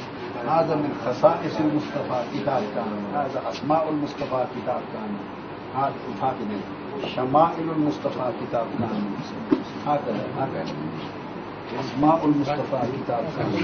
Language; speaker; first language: Arabic; non-native, learner; Urdu